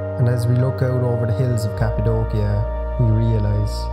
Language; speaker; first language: English; native; English